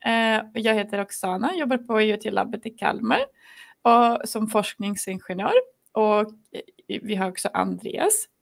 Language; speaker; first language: Swedish; non-native, fluent; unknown